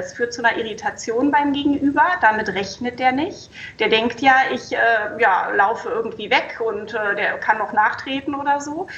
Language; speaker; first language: German; native; German